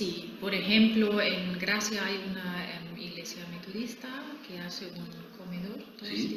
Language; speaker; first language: Spanish; non-native, fluent; German